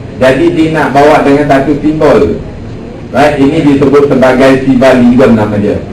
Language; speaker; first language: Malay; non-native, local second language; Tamil